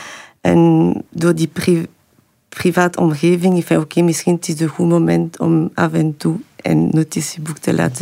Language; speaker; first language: Dutch; non-native, local second language; French